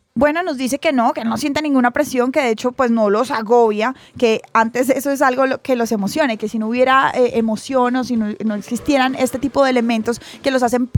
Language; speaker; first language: Spanish; native; Spanish